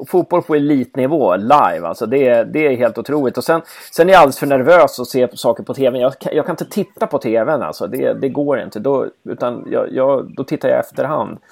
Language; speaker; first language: Swedish; native; Swedish